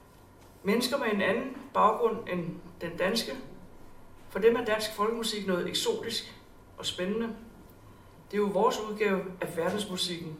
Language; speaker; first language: Danish; native; Danish